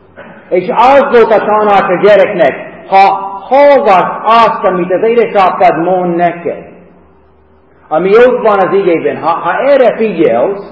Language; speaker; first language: Hungarian; non-native, learner; English